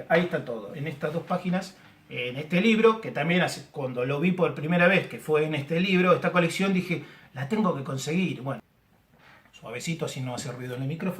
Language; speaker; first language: Spanish; native; Spanish